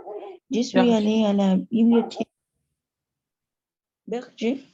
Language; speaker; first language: French; non-native, learner; Spanish